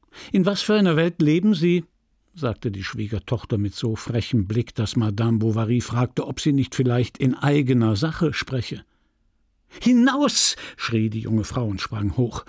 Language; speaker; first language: German; native; German